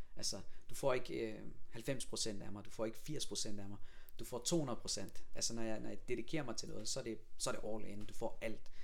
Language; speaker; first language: Danish; early bilingual, other home language; Persian